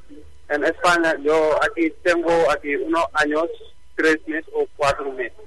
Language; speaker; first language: Spanish; non-native, learner; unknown